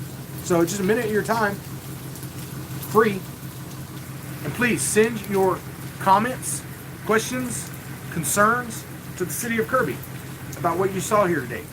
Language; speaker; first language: English; native; English